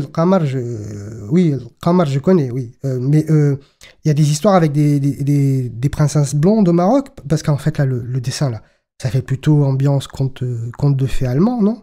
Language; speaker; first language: French; native; French